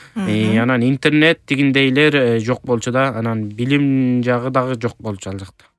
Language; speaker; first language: Kyrgyz; early bilingual, heritage; Kyrgyz